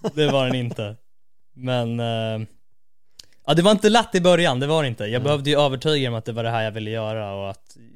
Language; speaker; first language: Swedish; native; Swedish